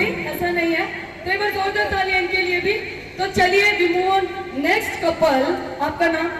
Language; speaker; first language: Hindi; native; Hindi